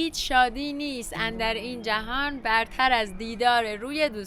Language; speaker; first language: Persian; native; Persian